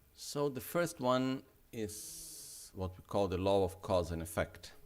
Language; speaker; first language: English; non-native, fluent; Italian